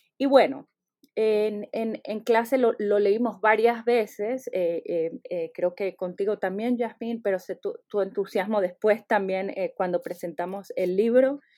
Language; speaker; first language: Spanish; native; Spanish